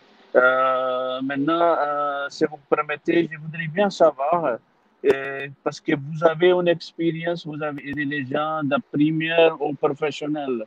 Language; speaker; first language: French; non-native, learner; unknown